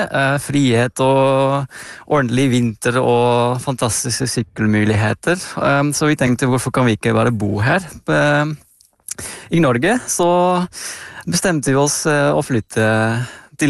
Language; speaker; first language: Norwegian; non-native, learner; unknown